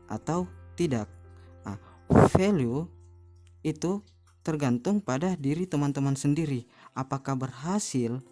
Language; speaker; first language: Indonesian; native; Indonesian